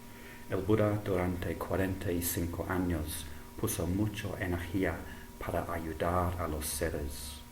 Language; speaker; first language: Spanish; non-native, fluent; English